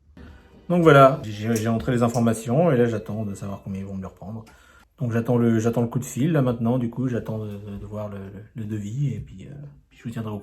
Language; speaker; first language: French; native; French